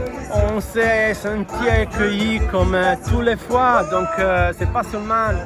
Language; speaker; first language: French; non-native, fluent; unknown